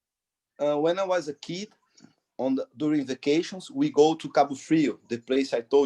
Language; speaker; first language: English; non-native, fluent; Portuguese